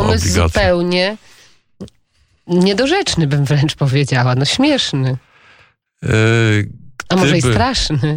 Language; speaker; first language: Polish; native; Polish